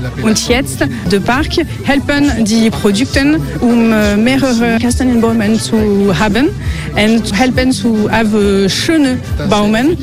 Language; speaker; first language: French; non-native, learner; German